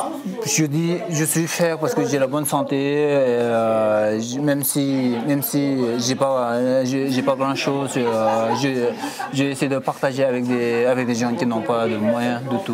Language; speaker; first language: French; non-native, fluent; Sherpa